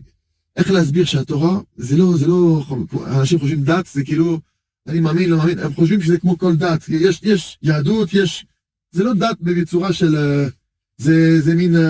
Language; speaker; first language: Hebrew; non-native, fluent; French